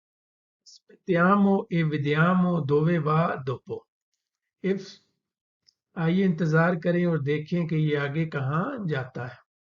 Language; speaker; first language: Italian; non-native, fluent; Urdu